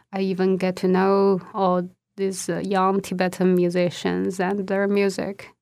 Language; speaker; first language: English; non-native, fluent; Chinese